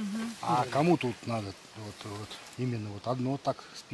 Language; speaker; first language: Russian; native; Russian